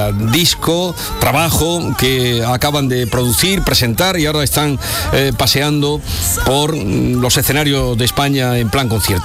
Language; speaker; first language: Spanish; native; Spanish